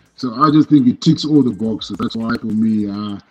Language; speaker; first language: English; non-native, local second language; Shona